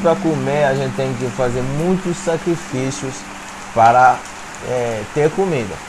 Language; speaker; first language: Portuguese; non-native, fluent; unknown